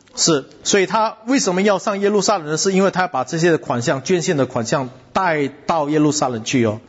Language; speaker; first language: Chinese; non-native, local second language; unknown